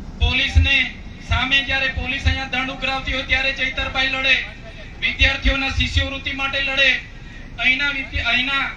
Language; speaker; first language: Gujarati; non-native, local second language; Vasavi